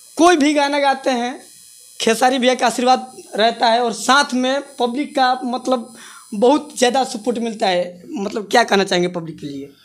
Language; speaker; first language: Hindi; non-native, local second language; Bhojpuri